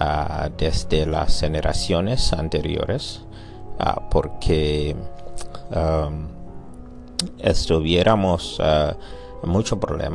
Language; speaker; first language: Spanish; non-native, learner; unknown